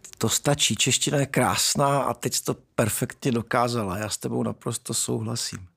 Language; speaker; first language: Czech; native; Czech